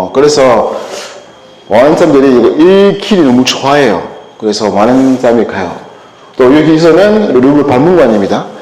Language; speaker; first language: Korean; non-native, learner; French